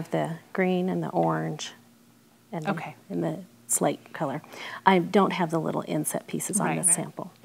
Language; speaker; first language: English; native; English